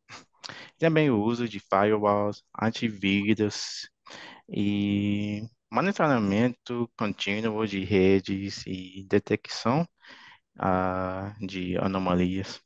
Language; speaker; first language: Portuguese; non-native, fluent; English